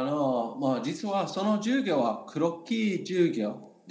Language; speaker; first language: Japanese; non-native, learner; English